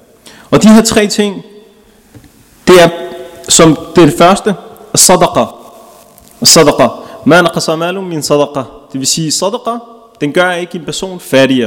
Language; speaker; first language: Danish; early bilingual, other home language; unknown